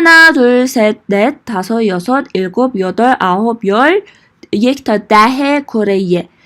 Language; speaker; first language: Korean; non-native, fluent; Persian